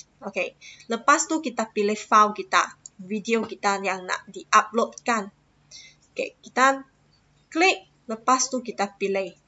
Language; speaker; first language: Malay; non-native, local second language; Chinese